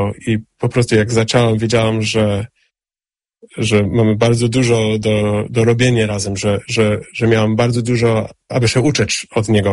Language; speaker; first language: Polish; non-native, fluent; English